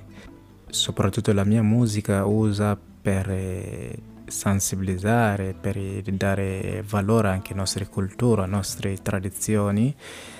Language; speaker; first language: Italian; non-native, fluent; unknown